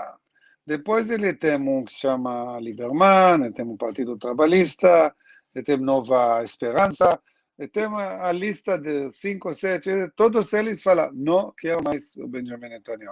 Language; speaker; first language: Portuguese; non-native, learner; Hebrew